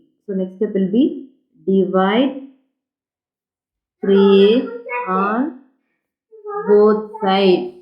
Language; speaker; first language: English; non-native, local second language; Tamil